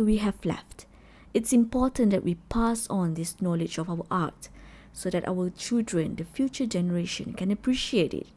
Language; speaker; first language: English; non-native, local second language; Malay